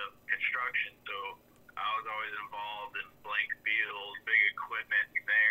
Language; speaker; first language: English; native; English